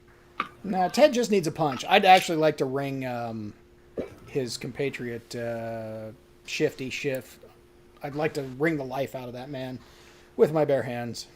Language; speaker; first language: English; native; English